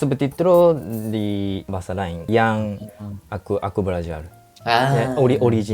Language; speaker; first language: Indonesian; non-native, learner; Japanese